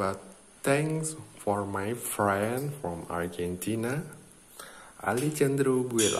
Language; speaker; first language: English; non-native, learner; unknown